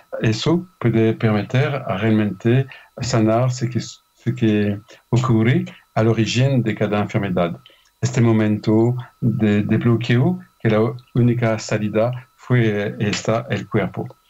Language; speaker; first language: Spanish; non-native, fluent; French